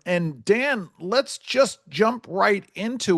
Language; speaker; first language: English; native; English